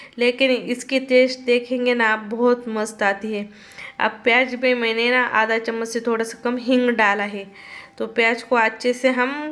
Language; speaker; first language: Hindi; non-native, local second language; Marathi